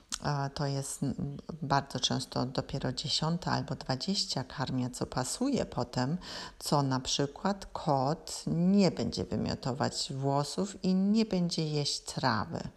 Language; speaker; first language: Polish; non-native, learner; German